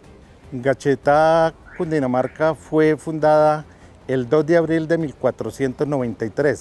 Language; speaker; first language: Spanish; native; Spanish